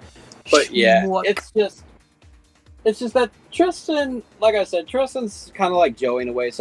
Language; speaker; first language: English; native; English